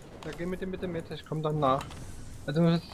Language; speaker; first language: German; native; German